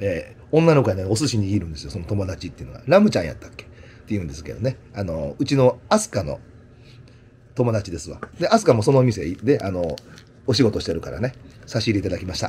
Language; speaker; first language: Japanese; native; Japanese